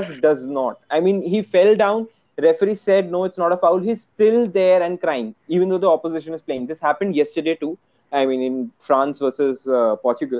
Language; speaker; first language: English; non-native, local second language; Hindi